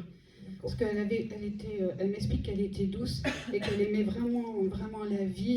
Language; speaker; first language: French; native; French